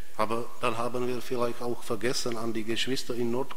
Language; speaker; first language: German; non-native, fluent; Polish